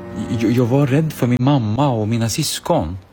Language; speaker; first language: Swedish; early bilingual, other home language; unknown